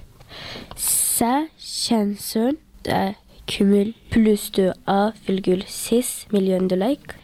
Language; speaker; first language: French; early bilingual, other home language; Turkish